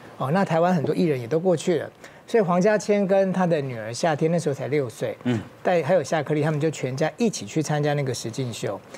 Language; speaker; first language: Chinese; native; Chinese